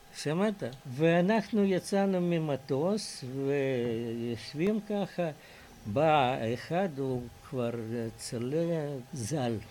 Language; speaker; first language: Hebrew; non-native, fluent; Russian